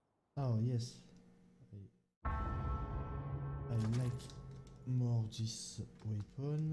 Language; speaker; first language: English; non-native, learner; French